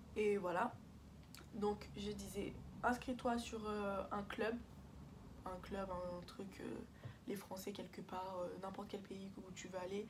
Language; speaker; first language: French; early bilingual, other home language; Portuguese